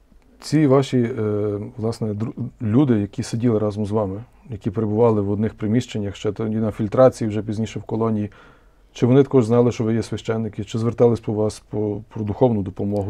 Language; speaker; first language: Ukrainian; native; Ukrainian